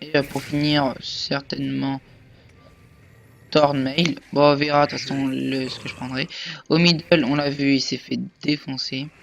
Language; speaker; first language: French; native; French